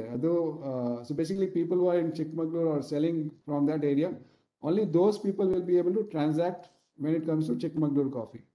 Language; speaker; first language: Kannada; non-native, local second language; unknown